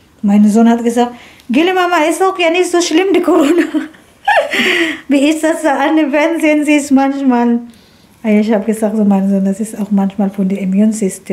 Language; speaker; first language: German; non-native, learner; Filipino